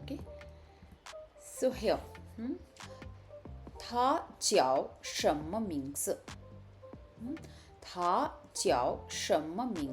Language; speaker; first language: Chinese; non-native, fluent; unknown